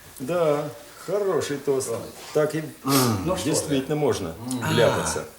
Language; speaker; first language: Russian; native; Russian